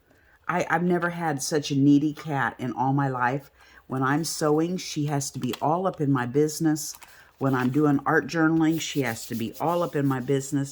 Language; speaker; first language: English; native; English